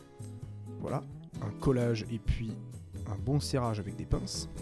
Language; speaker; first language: French; native; French